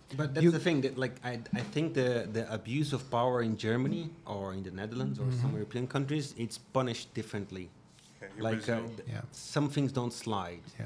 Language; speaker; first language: English; non-native, fluent; Portuguese